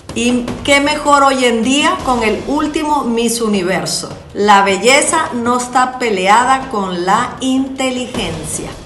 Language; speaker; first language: Spanish; native; Spanish